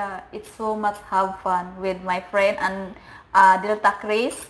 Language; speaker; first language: English; non-native, learner; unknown